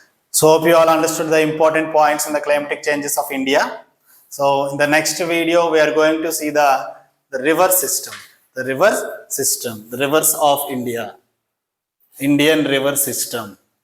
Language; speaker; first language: English; non-native, local second language; Telugu